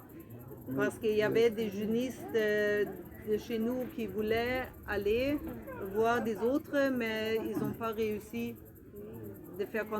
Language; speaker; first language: French; non-native, fluent; German